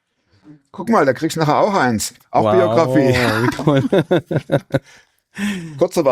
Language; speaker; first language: German; native; German